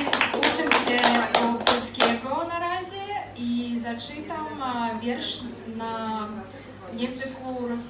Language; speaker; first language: Polish; non-native, learner; Russian